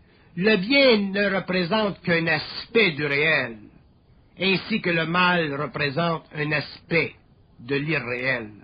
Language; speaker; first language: French; native; French